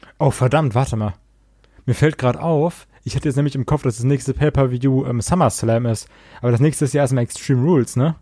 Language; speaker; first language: German; native; German